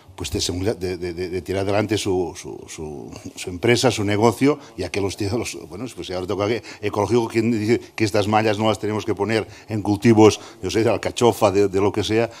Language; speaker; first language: Spanish; non-native, local second language; Catalan